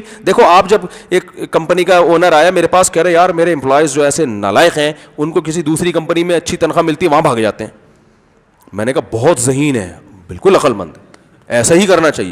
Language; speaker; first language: Urdu; native; Urdu